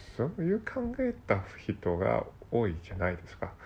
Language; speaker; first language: Japanese; non-native, learner; Cantonese